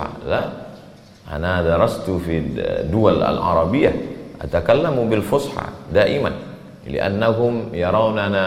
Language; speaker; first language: Arabic; non-native, fluent; Indonesian